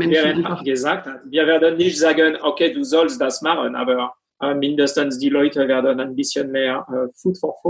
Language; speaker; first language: German; non-native, fluent; French